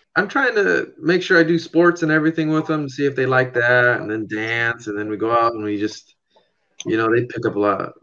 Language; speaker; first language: English; native; English